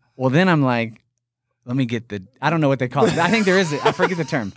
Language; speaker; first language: English; native; English